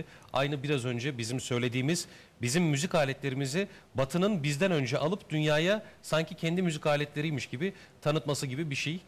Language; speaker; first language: Turkish; native; Turkish